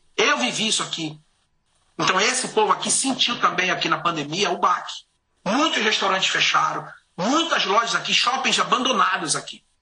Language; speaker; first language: Portuguese; native; Portuguese